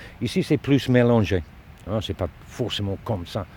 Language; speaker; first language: French; non-native, learner; English